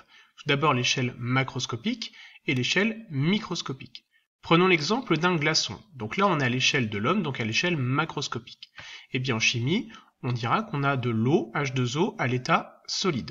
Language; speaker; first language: French; native; French